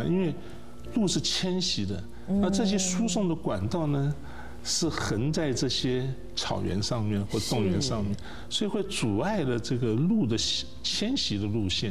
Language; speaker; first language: Chinese; native; Chinese